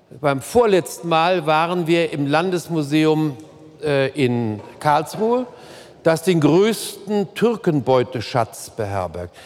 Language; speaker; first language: German; native; German